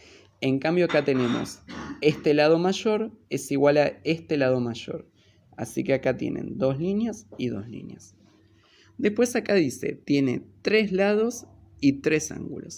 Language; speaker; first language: Spanish; native; Spanish